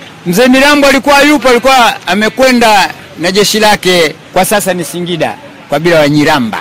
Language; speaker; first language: Swahili; non-native, local second language; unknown